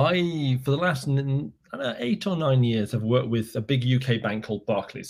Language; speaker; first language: English; native; English